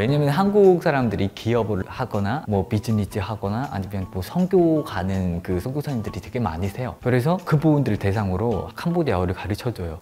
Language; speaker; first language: Korean; non-native, fluent; Khmer